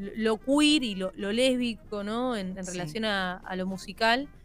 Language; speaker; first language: Spanish; native; Spanish